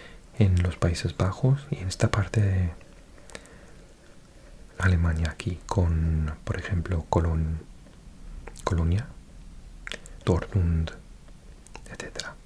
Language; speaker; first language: Spanish; non-native, fluent; English